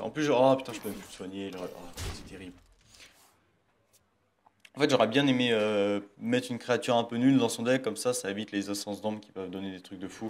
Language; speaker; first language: French; native; French